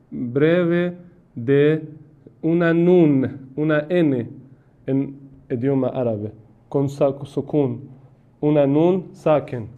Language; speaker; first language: Spanish; non-native, fluent; Persian